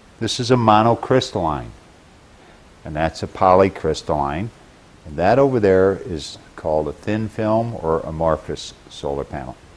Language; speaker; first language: English; native; English